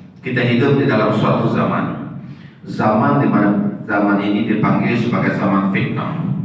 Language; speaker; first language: Malay; non-native, local second language; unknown